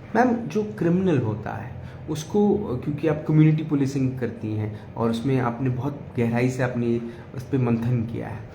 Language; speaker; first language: Hindi; native; Hindi